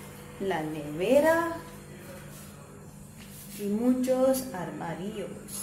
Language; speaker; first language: Spanish; non-native, learner; Hindi